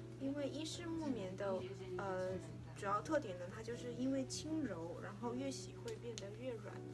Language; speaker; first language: Chinese; native; Chinese